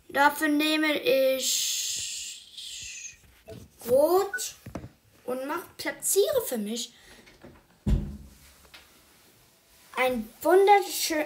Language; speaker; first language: German; early bilingual, other home language; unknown